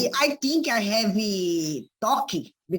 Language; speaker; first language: English; non-native, learner; Portuguese